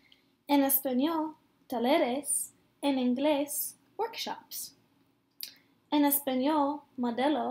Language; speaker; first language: Spanish; non-native, learner; English